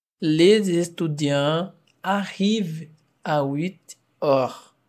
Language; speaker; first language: French; non-native, fluent; Portuguese